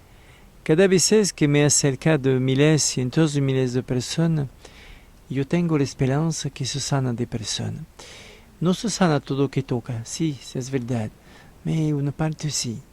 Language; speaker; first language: Spanish; non-native, learner; French